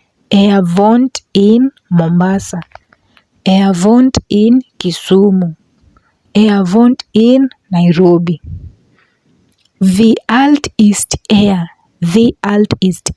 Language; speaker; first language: German; non-native, learner; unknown